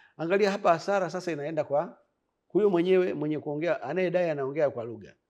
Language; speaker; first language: Swahili; native; Swahili